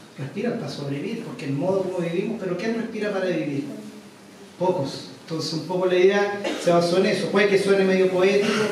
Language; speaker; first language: Spanish; native; Spanish